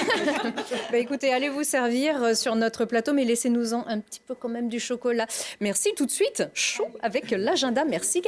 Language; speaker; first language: French; native; French